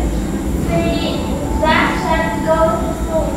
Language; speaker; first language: English; non-native, learner; Khmer